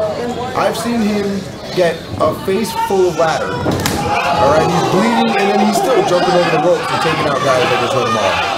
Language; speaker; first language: English; native; English